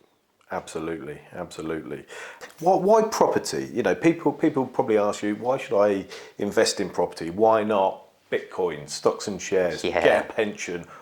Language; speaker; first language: English; native; English